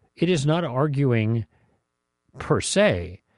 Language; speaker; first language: English; native; English